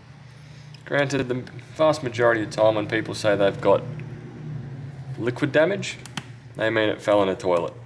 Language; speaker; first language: English; native; English